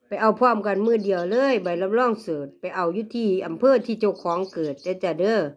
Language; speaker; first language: Thai; native; Thai